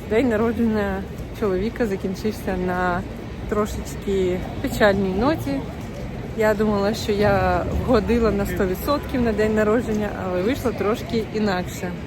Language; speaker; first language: Ukrainian; native; Ukrainian